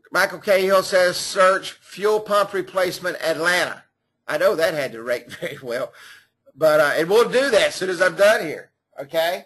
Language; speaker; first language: English; native; English